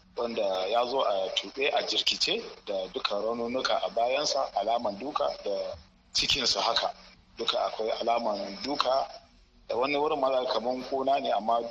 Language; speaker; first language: Hausa; native; Hausa